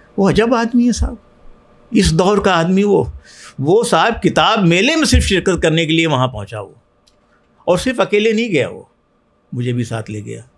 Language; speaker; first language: Urdu; native; Urdu